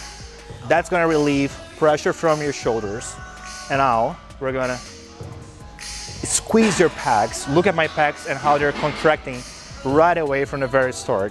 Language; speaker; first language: English; non-native, fluent; Portuguese